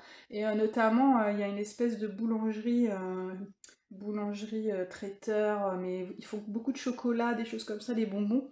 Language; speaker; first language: French; native; French